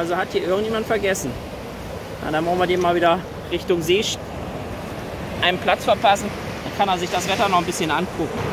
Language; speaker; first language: German; native; German